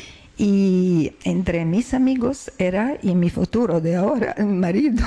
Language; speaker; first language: Spanish; non-native, learner; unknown